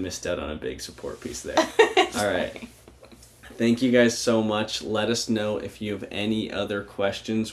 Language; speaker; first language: English; native; English